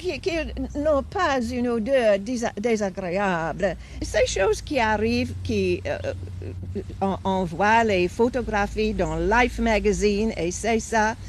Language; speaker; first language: French; non-native, fluent; English